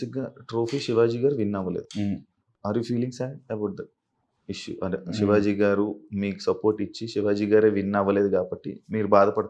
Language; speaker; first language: Telugu; native; Telugu